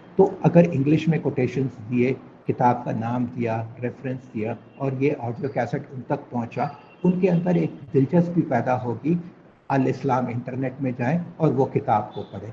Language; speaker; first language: Urdu; non-native, local second language; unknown